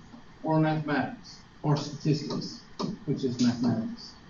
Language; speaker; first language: English; native; English